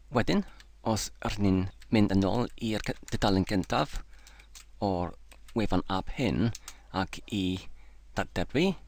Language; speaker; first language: Welsh; non-native, learner; English